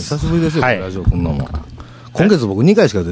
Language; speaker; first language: Japanese; native; Japanese